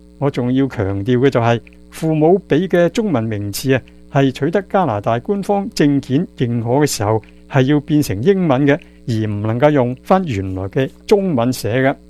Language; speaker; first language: Chinese; non-native, local second language; Cantonese